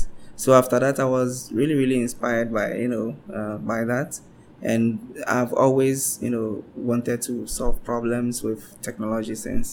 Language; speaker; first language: English; non-native, local second language; Ga